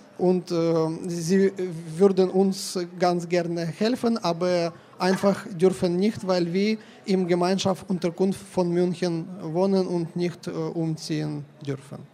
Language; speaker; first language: German; non-native, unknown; Ukrainian